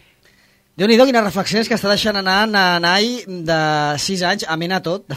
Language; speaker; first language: Catalan; native; Catalan